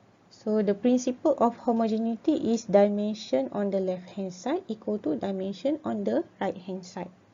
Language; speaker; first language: English; non-native, local second language; Malay